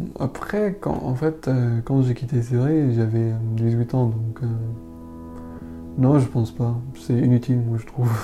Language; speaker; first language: French; non-native, learner; Arabic